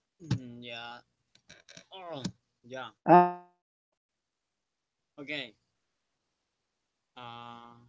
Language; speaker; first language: English; non-native, learner; Spanish